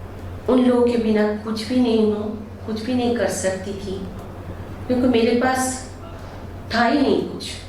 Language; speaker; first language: Hindi; non-native, local second language; Bangla